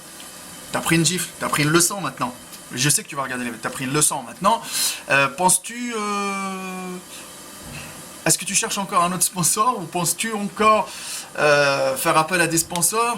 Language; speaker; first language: French; native; French